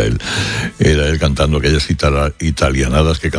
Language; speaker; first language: Spanish; native; Spanish